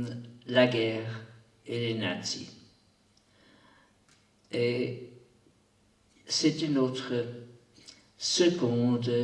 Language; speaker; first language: French; non-native, local second language; German